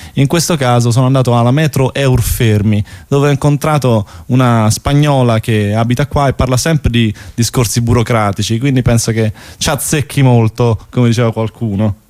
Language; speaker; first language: Italian; native; Italian